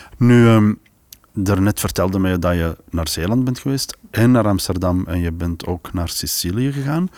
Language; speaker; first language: Dutch; native; Dutch